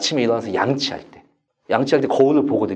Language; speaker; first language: Korean; native; Korean